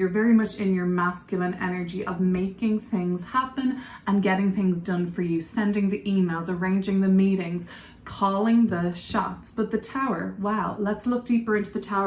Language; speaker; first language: English; native; English